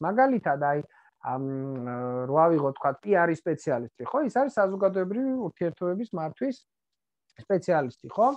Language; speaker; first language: Georgian; native; Georgian